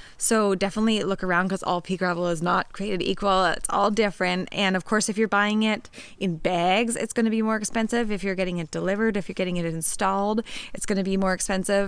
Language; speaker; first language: English; native; English